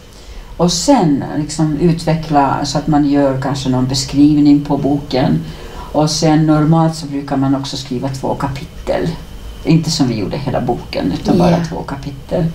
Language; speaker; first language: Swedish; native; Swedish